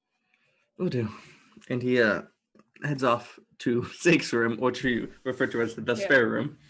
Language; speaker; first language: English; native; English